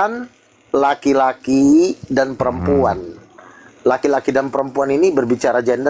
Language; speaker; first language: Malay; native; Malay